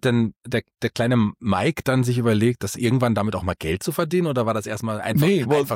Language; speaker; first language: German; native; German